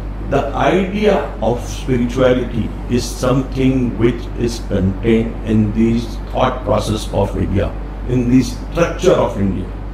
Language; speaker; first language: English; non-native, local second language; Urdu